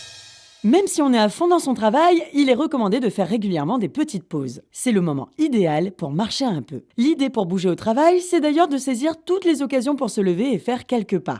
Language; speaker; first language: French; native; French